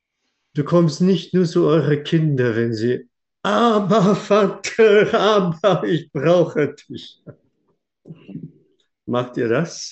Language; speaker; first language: German; non-native, fluent; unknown